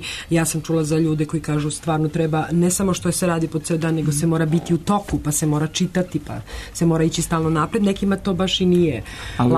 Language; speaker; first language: Serbian; native; Serbian